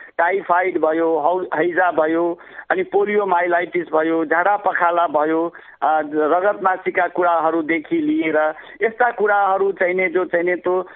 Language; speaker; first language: Nepali; non-native, local second language; Maithili